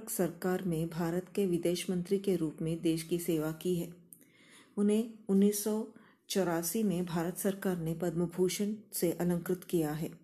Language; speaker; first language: Hindi; non-native, local second language; Kannada